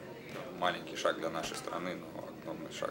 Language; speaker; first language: Russian; native; Russian